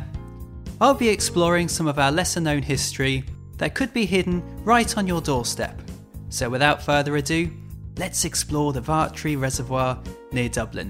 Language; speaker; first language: English; native; English